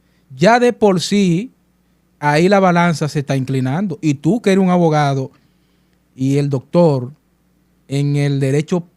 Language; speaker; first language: Spanish; native; Spanish